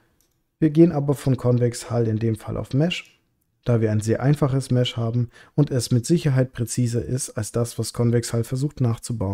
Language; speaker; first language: German; native; German